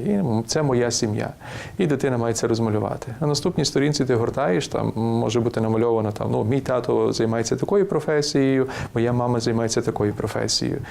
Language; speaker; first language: Ukrainian; native; Ukrainian